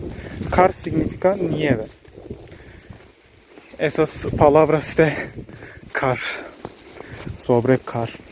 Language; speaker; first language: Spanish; non-native, learner; Turkish